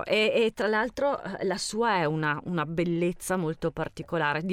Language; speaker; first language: Italian; native; Italian